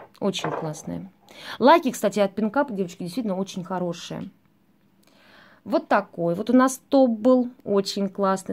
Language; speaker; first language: Russian; native; Russian